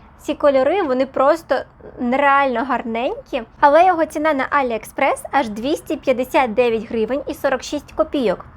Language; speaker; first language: Ukrainian; non-native, local second language; Russian